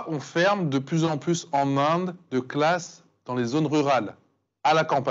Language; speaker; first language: French; native; French